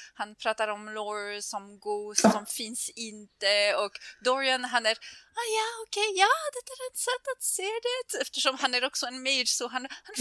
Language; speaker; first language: Swedish; non-native, fluent; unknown